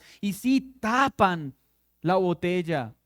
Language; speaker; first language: Spanish; native; Spanish